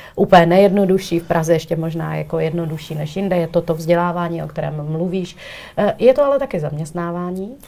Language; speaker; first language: Czech; native; Czech